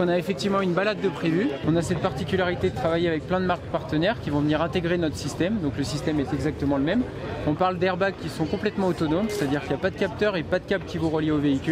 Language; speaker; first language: French; native; French